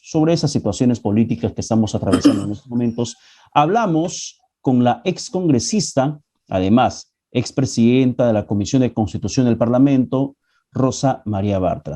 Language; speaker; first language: Spanish; native; Spanish